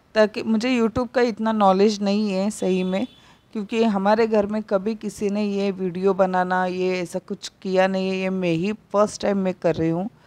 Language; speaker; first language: Hindi; non-native, local second language; Marathi